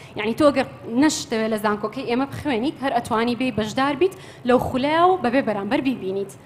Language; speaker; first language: Central Kurdish; native; Central Kurdish